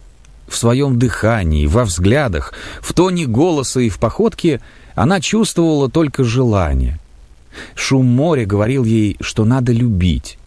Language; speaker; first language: Russian; native; Russian